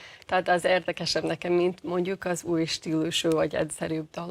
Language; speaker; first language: Hungarian; non-native, fluent; English